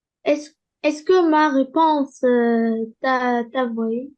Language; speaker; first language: French; non-native, learner; Arabic